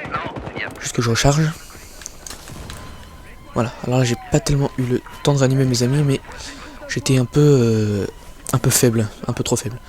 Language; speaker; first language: French; native; French